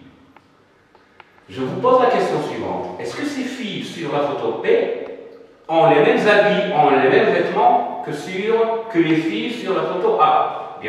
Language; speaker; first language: French; non-native, local second language; Arabic